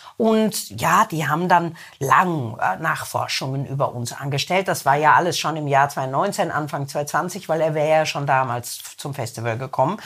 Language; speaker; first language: German; native; German